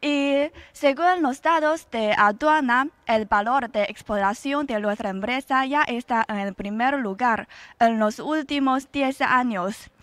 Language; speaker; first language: Spanish; non-native, learner; Chinese